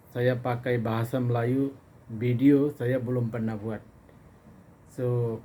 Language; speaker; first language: Indonesian; non-native, fluent; Bangla